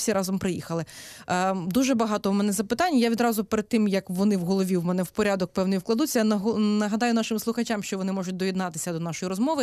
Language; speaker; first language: Ukrainian; native; Ukrainian